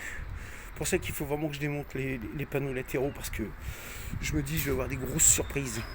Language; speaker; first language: French; native; French